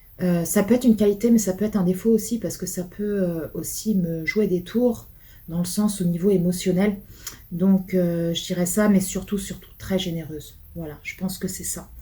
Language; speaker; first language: French; early bilingual, other home language; Portuguese